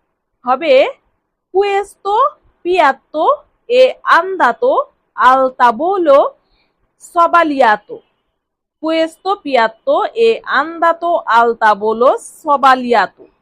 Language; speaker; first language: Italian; non-native, fluent; Bangla